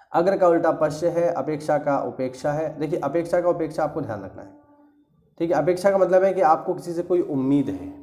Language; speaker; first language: Hindi; native; Hindi